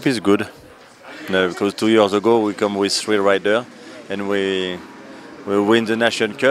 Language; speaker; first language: English; non-native, learner; French